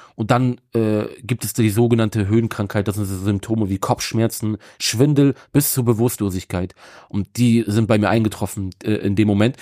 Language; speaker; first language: German; native; German